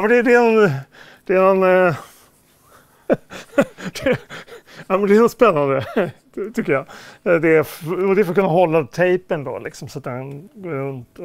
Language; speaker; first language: Swedish; native; Swedish